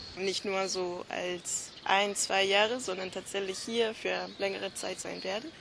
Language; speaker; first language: German; early bilingual, heritage; German